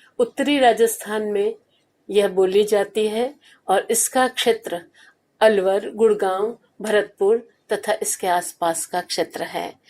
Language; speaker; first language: Hindi; native; Hindi